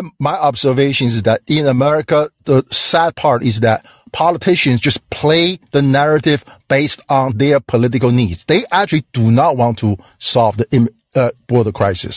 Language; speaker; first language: English; non-native, fluent; Chinese